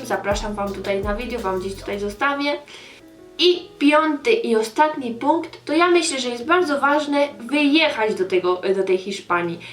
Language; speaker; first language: Polish; early bilingual, heritage; Polish